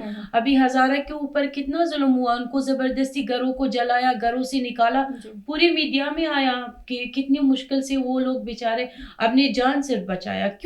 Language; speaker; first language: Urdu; non-native, fluent; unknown